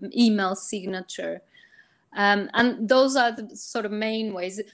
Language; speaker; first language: English; non-native, fluent; Portuguese